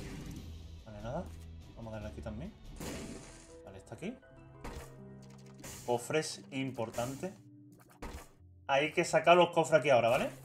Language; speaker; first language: Spanish; native; Spanish